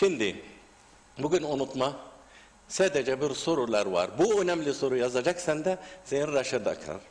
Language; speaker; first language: Turkish; non-native, learner; Arabic